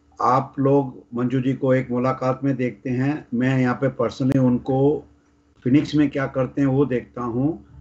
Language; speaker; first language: Hindi; non-native, local second language; Sindhi